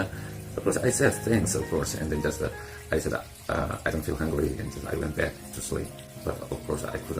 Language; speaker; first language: English; non-native, fluent; Korean